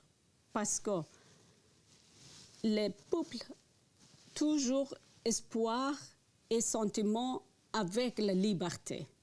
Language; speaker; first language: French; non-native, learner; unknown